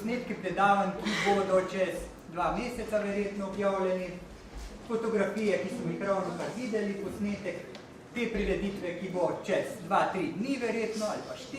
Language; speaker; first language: Slovenian; native; Slovenian